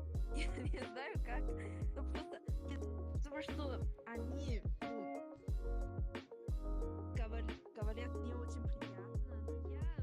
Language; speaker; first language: Russian; non-native, learner; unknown